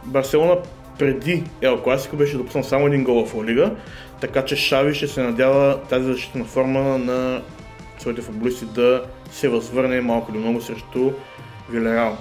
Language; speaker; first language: Bulgarian; native; Bulgarian